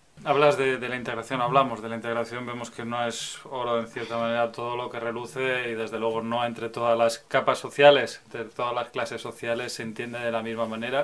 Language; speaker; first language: Spanish; native; Spanish